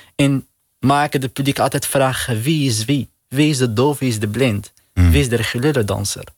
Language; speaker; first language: Dutch; non-native, learner; Arabic